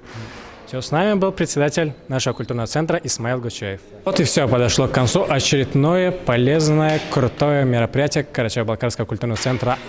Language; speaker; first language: Russian; native; Russian